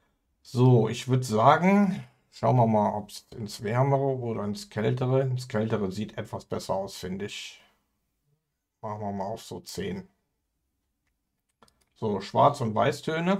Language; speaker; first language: German; native; German